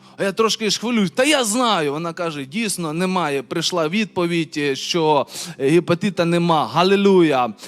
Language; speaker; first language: Ukrainian; non-native, local second language; Russian